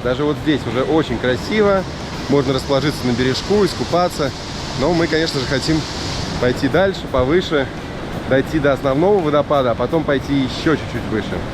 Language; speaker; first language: Russian; native; Russian